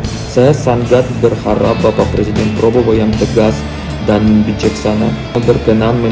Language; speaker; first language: Indonesian; non-native, learner; Russian